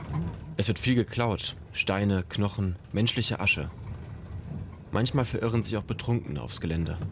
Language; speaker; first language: German; native; German